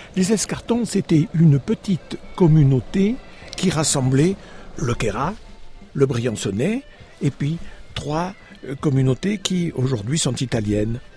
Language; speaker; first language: French; native; French